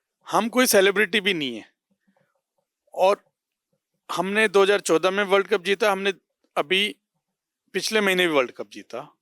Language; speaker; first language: Hindi; native; Hindi